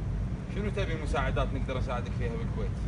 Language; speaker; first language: Arabic; native; Arabic